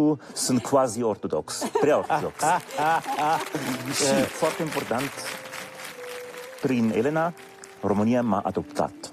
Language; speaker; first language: Romanian; non-native, learner; German